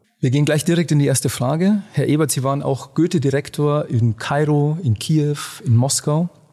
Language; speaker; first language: German; native; German